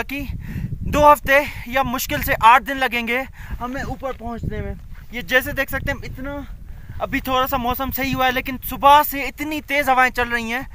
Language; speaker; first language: Urdu; non-native, local second language; Sindhi